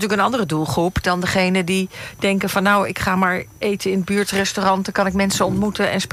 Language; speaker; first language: Dutch; native; Dutch